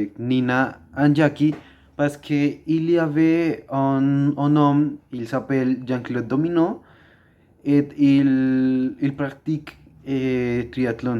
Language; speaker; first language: French; non-native, learner; Spanish